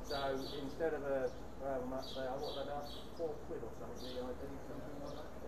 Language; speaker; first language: English; native; English